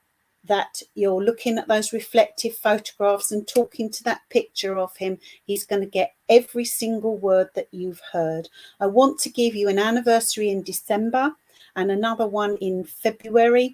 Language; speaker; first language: English; native; English